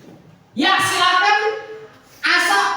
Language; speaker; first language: Indonesian; native; Indonesian